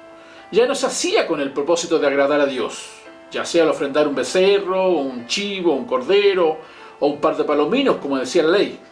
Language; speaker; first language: Spanish; native; Spanish